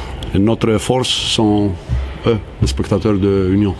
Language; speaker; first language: French; non-native, fluent; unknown